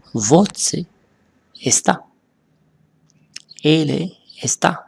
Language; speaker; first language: Portuguese; non-native, fluent; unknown